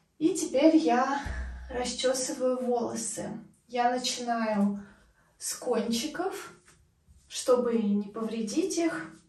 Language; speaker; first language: Russian; native; Russian